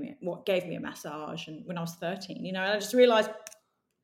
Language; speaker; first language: English; native; English